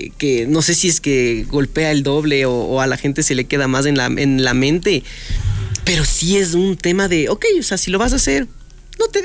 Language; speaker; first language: Spanish; native; Spanish